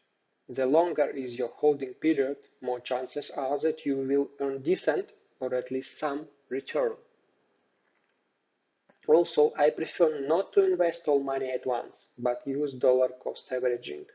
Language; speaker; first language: English; non-native, fluent; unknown